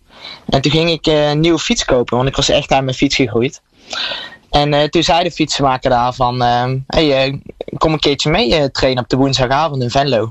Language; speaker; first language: Dutch; native; Dutch